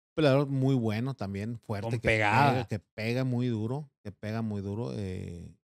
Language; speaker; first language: Spanish; native; Spanish